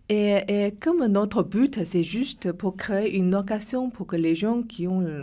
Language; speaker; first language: French; non-native, fluent; Chinese